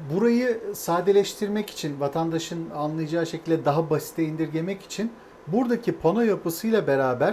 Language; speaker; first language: Turkish; native; Turkish